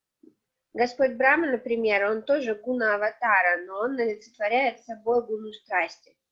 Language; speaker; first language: Russian; native; Russian